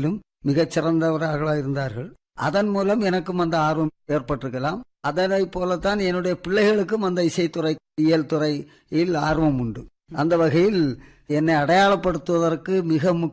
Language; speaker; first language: Tamil; native; Tamil